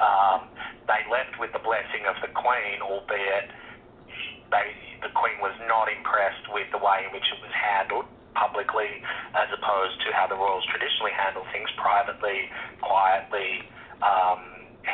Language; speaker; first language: English; native; English